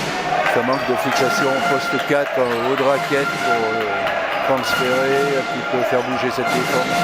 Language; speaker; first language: French; native; French